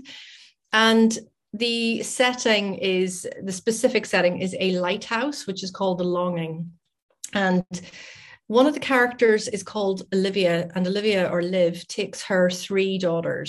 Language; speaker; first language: English; native; English